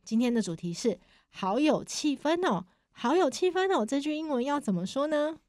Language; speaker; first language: Chinese; native; Chinese